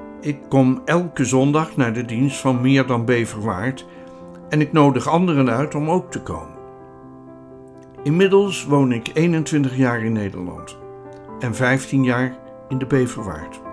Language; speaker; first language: Dutch; non-native, fluent; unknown